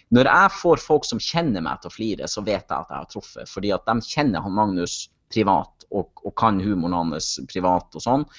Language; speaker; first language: Norwegian; native; Norwegian